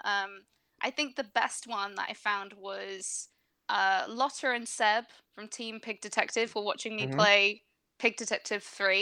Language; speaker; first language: English; native; English